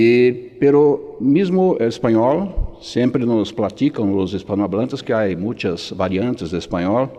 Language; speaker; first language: Spanish; non-native, fluent; Portuguese